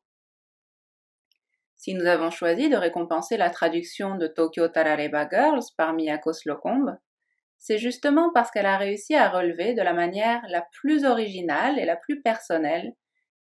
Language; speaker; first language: French; native; French